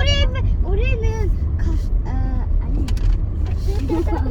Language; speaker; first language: Korean; early bilingual, other home language; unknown